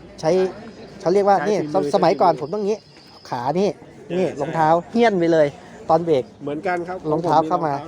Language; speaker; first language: Thai; native; Thai